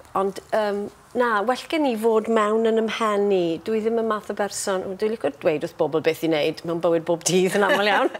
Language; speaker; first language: Welsh; native; Welsh